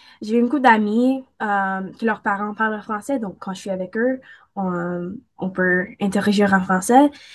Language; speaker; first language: French; non-native, local second language; English